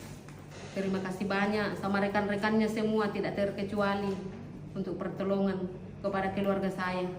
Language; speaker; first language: Indonesian; non-native, local second language; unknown